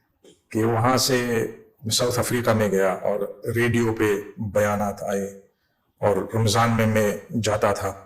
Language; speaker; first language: Hindi; non-native, fluent; English